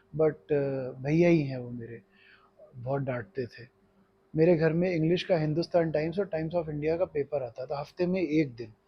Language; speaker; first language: Hindi; native; Hindi